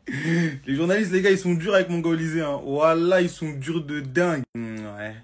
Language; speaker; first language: French; native; French